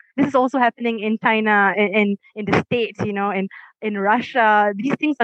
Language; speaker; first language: English; non-native, local second language; Malay